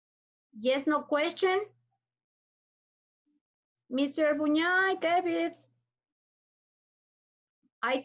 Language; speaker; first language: English; non-native, fluent; Spanish